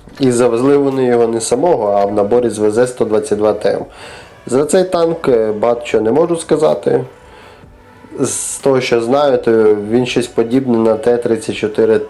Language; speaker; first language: Ukrainian; native; Ukrainian